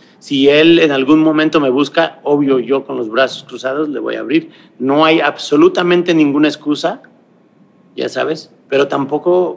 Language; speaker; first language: Spanish; native; Spanish